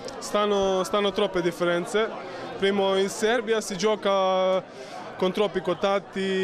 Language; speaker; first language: Italian; non-native, learner; Serbian